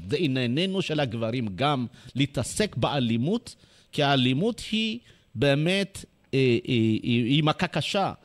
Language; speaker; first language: Hebrew; non-native, fluent; Amharic